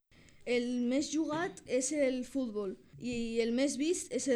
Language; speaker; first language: Catalan; early bilingual, other home language; Georgian